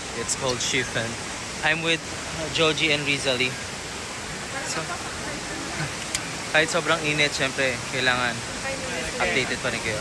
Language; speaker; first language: Filipino; non-native, local second language; Cebuano